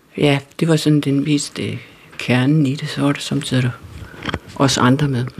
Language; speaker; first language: Danish; native; Danish